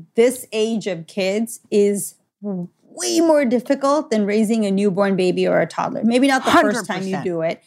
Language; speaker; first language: English; native; English